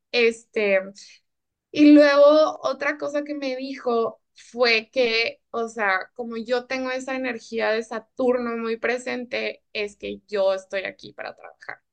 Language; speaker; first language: Spanish; early bilingual, heritage; Spanish